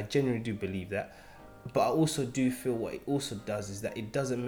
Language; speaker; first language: English; native; English